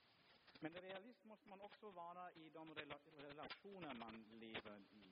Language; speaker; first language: Swedish; non-native, fluent; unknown